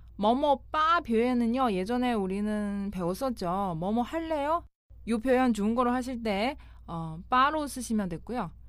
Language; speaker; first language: Korean; non-native, fluent; Chinese